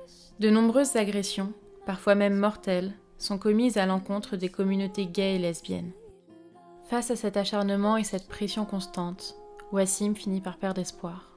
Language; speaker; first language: French; native; French